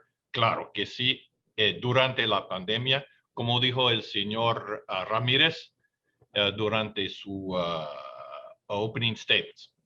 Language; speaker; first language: Spanish; non-native, fluent; English